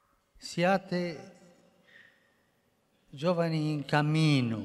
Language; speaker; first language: Italian; early bilingual, heritage; Spanish